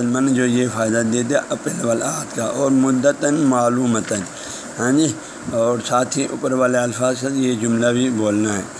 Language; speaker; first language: Urdu; non-native, local second language; Balti